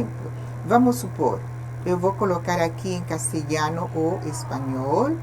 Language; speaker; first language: Portuguese; non-native, fluent; Spanish